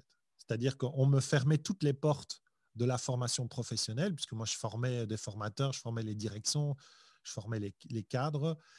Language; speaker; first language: French; native; French